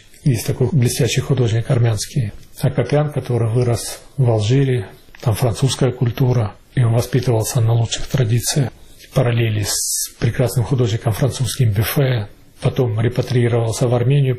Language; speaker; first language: Russian; native; Russian